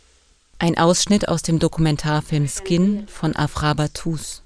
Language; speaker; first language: German; native; German